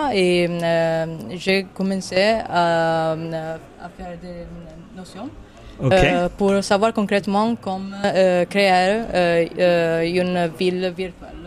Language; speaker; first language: French; non-native, fluent; Italian